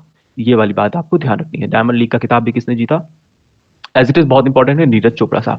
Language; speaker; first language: Hindi; native; Hindi